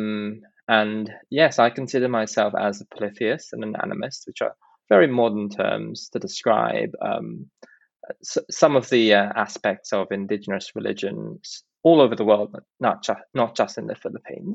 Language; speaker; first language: English; non-native, local second language; Filipino